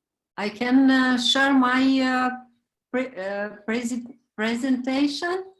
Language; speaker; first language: English; non-native, learner; Romanian